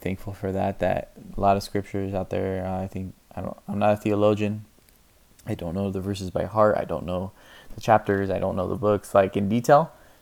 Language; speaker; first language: English; native; English